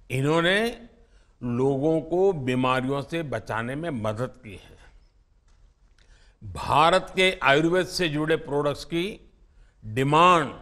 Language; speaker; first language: Hindi; non-native, local second language; Gujarati